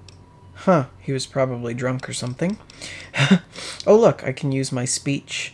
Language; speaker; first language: English; native; English